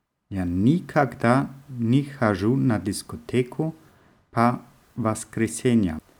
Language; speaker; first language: Russian; non-native, learner; German